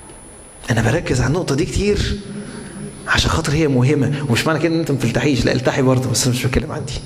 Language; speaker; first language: Arabic; native; Arabic